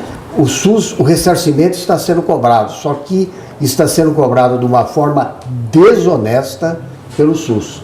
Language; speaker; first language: Portuguese; native; Portuguese